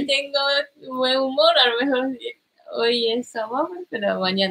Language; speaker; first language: Spanish; non-native, learner; Japanese